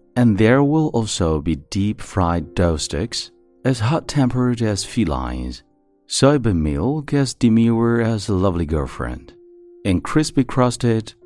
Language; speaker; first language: English; non-native, fluent; Chinese